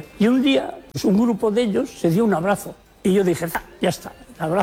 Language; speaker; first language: Spanish; native; Spanish